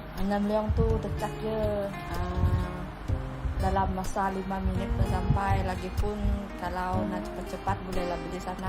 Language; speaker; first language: Malay; native; Malay